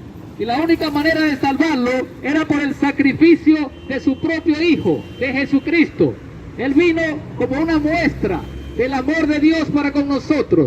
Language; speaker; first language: Spanish; native; Spanish